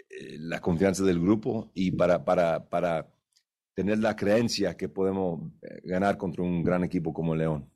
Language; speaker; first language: Spanish; early bilingual, heritage; Spanish